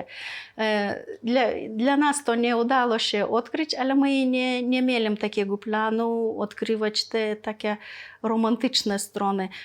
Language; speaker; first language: Polish; non-native, fluent; Lithuanian